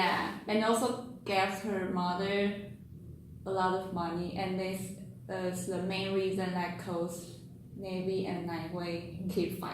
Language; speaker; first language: English; non-native, learner; Chinese